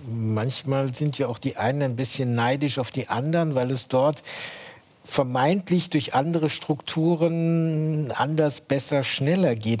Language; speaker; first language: German; native; German